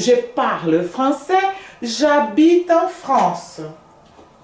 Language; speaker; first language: French; non-native, fluent; Portuguese